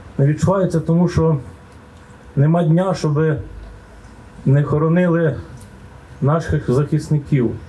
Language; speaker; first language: Ukrainian; native; Ukrainian